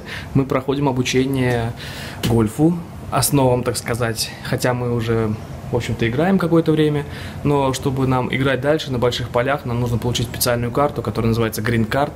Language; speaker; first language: Russian; native; Russian